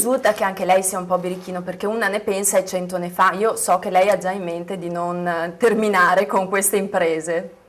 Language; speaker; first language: Italian; native; Italian